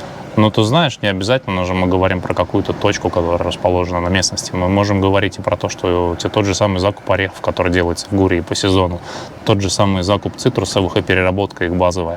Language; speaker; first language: Russian; native; Russian